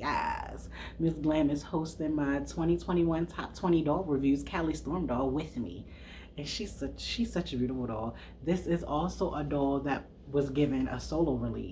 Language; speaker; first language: English; native; English